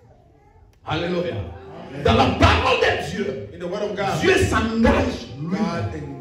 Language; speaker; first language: French; non-native, local second language; Lingala